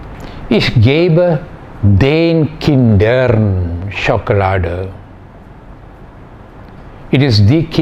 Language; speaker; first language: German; non-native, fluent; Malayalam